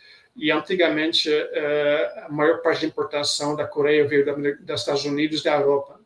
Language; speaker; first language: Portuguese; non-native, fluent; Dutch